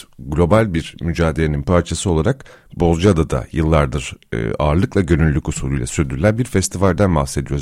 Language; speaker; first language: Turkish; native; Turkish